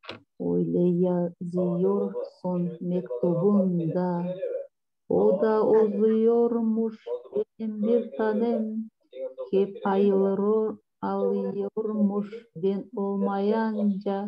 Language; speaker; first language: Turkish; non-native, learner; Kyrgyz